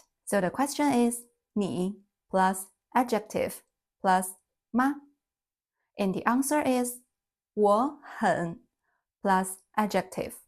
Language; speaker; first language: English; non-native, fluent; Chinese